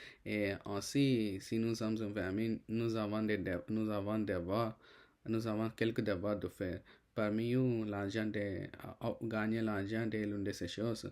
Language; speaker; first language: French; non-native, learner; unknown